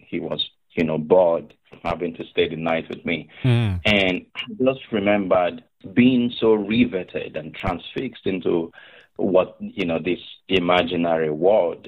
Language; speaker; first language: English; non-native, local second language; Igbo